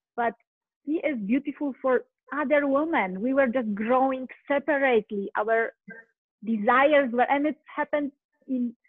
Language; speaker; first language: English; non-native, fluent; Polish